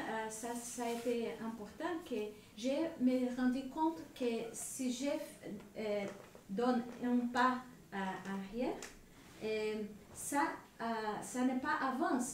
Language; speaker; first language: French; non-native, learner; Spanish